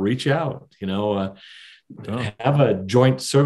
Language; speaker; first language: English; native; English